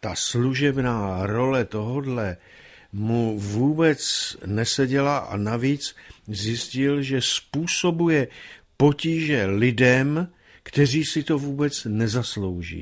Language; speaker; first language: Czech; native; Czech